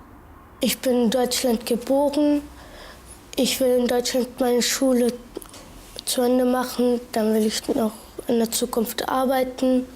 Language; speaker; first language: German; early bilingual, other home language; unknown